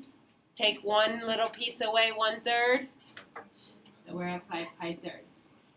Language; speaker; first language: English; native; English